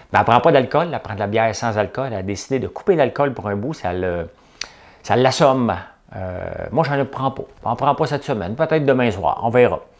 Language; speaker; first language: French; native; French